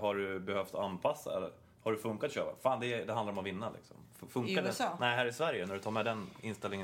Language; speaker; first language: Swedish; native; Swedish